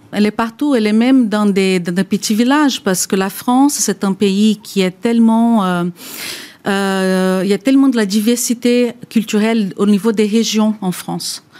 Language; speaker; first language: French; non-native, fluent; Portuguese